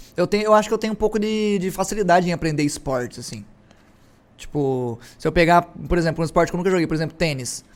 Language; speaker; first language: Portuguese; native; Portuguese